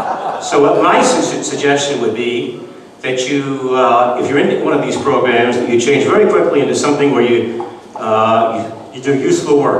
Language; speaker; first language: English; native; English